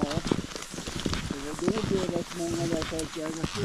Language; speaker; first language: Swedish; native; Swedish